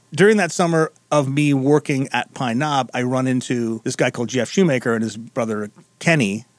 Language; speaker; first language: English; native; English